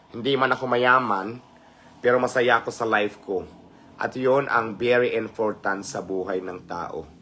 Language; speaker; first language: Filipino; non-native, local second language; Cebuano